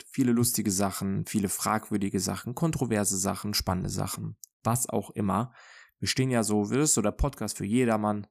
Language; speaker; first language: German; native; German